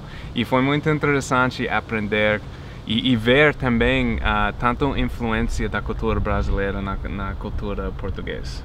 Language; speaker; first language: Portuguese; non-native, fluent; English